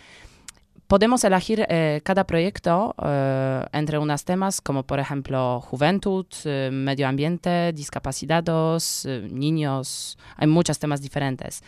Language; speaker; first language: Spanish; non-native, learner; Polish